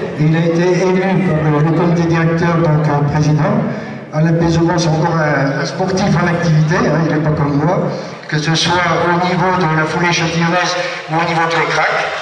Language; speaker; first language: French; native; French